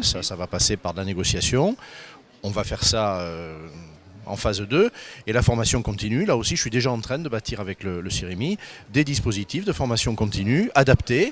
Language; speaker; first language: French; native; French